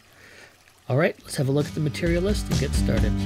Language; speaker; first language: English; native; English